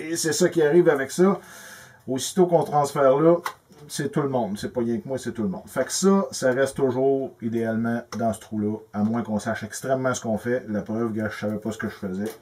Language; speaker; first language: French; native; French